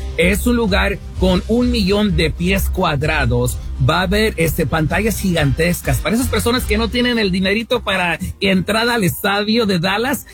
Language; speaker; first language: Spanish; early bilingual, heritage; Spanish